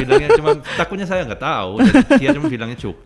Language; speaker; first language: Indonesian; non-native, fluent; Korean